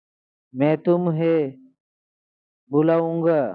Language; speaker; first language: Hindi; non-native, learner; Bangla